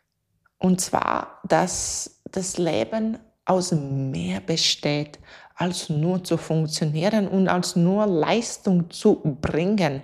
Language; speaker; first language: German; non-native, fluent; Latvian